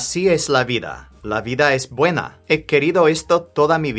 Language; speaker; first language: Spanish; non-native, fluent; English